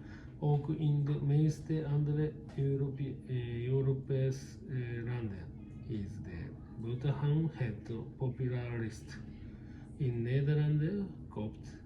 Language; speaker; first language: Dutch; non-native, learner; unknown